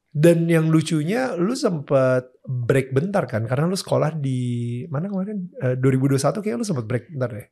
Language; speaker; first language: Indonesian; native; Indonesian